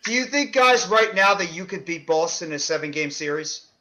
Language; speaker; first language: English; native; English